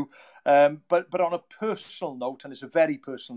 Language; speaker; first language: English; native; English